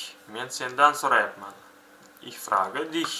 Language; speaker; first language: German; non-native, fluent; Uzbek